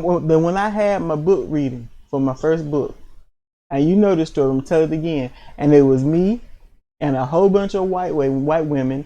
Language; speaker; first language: English; native; English